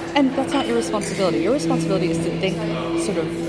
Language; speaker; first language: English; native; English